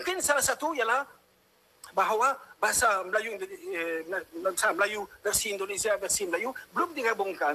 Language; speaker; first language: Indonesian; non-native, fluent; French